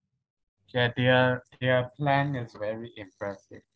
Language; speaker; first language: English; non-native, learner; Burmese